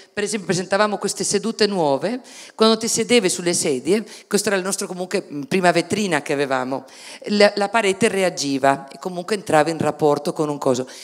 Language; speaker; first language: Italian; non-native, fluent; Spanish